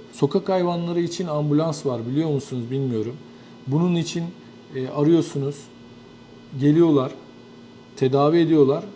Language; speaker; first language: Turkish; native; Turkish